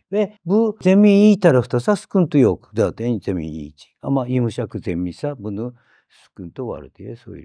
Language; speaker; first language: Turkish; non-native, fluent; Japanese